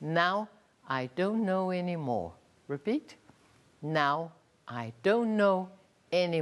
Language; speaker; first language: English; non-native, fluent; Portuguese